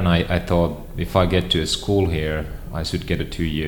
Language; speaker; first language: English; non-native, fluent; Finnish